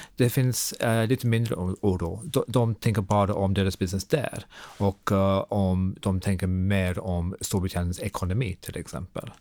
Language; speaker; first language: Swedish; non-native, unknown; English